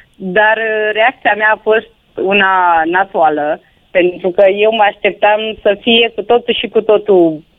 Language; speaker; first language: Romanian; native; Romanian